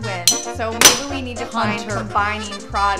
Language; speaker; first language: English; native; English